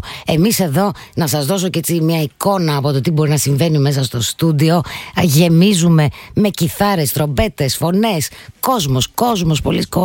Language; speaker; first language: Greek; native; Greek